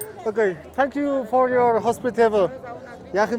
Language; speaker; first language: English; non-native, learner; Mongolian